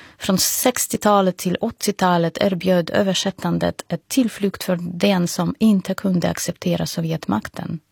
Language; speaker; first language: Swedish; non-native, fluent; Russian